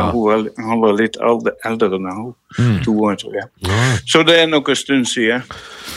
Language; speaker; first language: Norwegian; non-native, fluent; Dutch